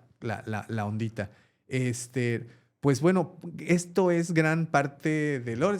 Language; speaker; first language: Spanish; native; Spanish